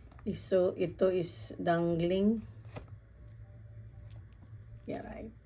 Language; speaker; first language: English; non-native, local second language; Filipino